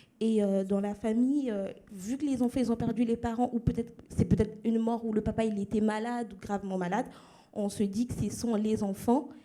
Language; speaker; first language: French; non-native, local second language; Lingala